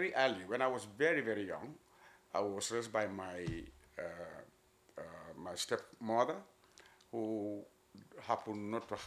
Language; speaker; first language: English; non-native, local second language; Mandingo